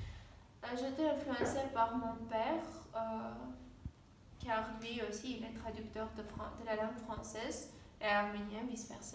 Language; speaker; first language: French; non-native, fluent; Armenian